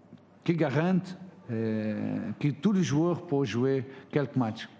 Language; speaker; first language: French; non-native, fluent; Portuguese